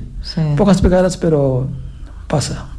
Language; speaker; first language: Catalan; non-native, fluent; Fula